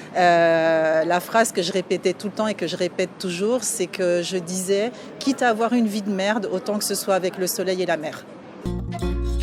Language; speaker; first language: French; native; French